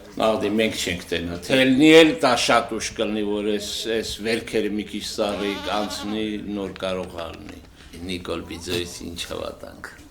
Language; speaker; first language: Armenian; native; Armenian